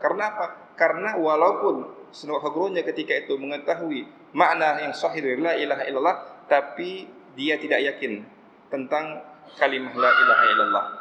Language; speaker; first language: Malay; non-native, local second language; Achinese